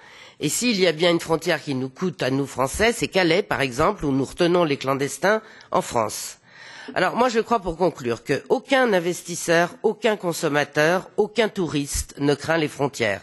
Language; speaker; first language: French; native; French